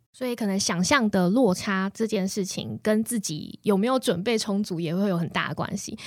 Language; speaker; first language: Chinese; native; Chinese